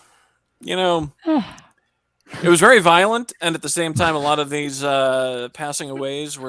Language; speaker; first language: English; native; English